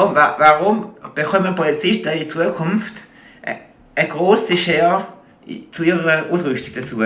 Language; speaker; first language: German; native; German